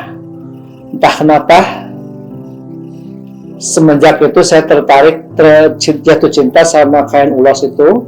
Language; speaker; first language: Indonesian; non-native, local second language; Sundanese